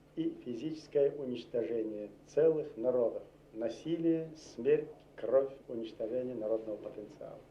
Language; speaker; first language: Russian; non-native, local second language; Chechen